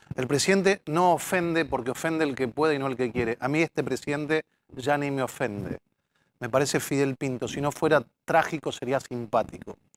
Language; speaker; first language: Spanish; native; Spanish